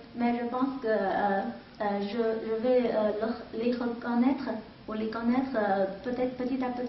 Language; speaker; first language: French; non-native, fluent; Chinese